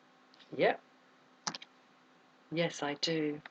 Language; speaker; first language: English; native; English